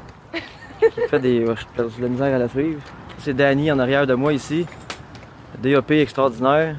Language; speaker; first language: French; native; French